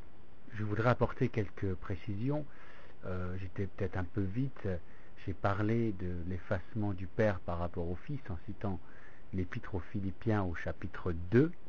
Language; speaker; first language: French; native; French